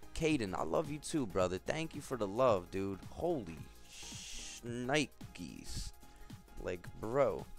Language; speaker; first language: English; native; English